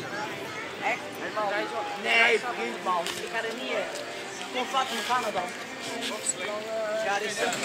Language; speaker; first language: Dutch; native; Dutch